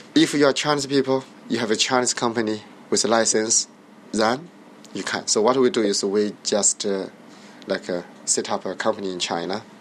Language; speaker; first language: English; non-native, learner; Chinese